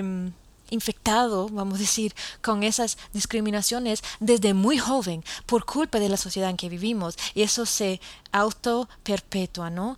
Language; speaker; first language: Spanish; non-native, fluent; English